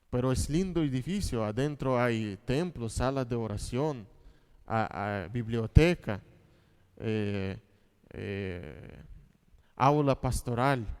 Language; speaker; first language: Spanish; non-native, fluent; Russian